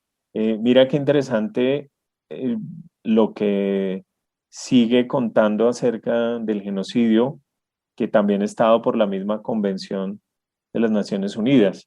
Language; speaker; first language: Spanish; native; Spanish